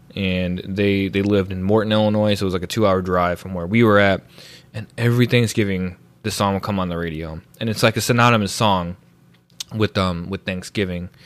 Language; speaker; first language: English; early bilingual, other home language; Filipino